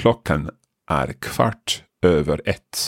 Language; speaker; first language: Swedish; non-native, learner; English